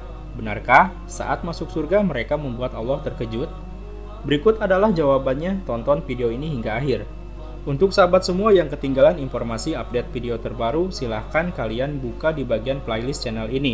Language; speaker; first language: Indonesian; native; Indonesian